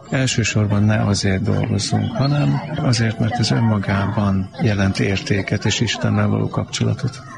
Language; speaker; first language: Hungarian; native; Hungarian